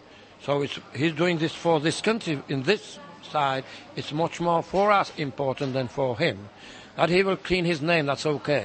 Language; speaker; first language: English; non-native, fluent; Czech